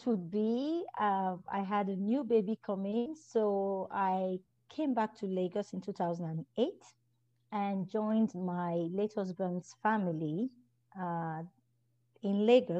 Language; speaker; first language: English; non-native, local second language; Igbo